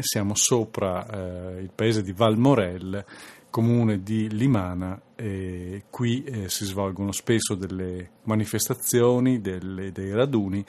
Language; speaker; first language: Italian; native; Italian